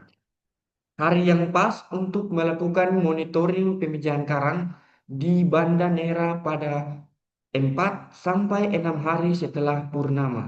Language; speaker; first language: Indonesian; native; Indonesian